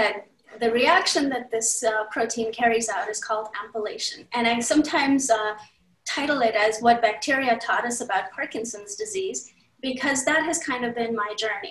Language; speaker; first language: English; non-native, local second language; Hindi